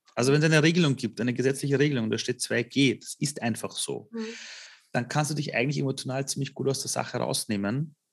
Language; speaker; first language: German; early bilingual, other home language; Persian